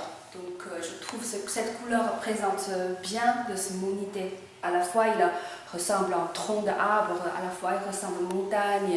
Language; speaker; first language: French; non-native, fluent; Chinese